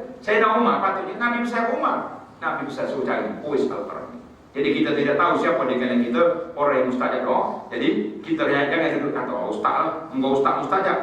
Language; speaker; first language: Malay; native; Malay